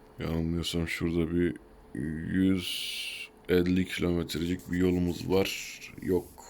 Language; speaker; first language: Turkish; early bilingual, heritage; Turkish